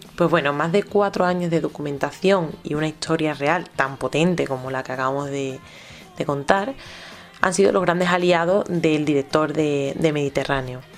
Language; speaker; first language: Spanish; native; Spanish